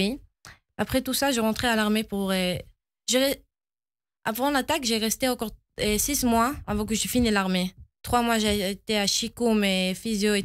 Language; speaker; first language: French; early bilingual, heritage; Hebrew